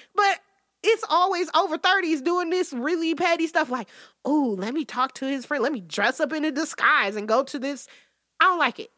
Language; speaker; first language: English; native; English